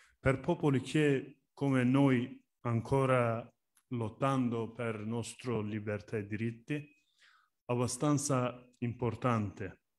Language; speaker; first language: Italian; non-native, learner; Turkish